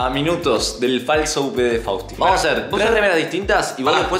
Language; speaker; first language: Spanish; native; Spanish